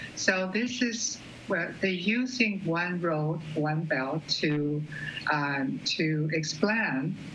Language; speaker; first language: English; non-native, fluent; Chinese